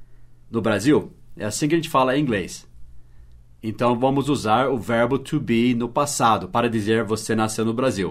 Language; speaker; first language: Portuguese; non-native, fluent; English